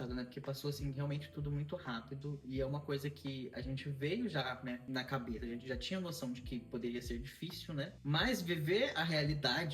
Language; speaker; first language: Portuguese; native; Portuguese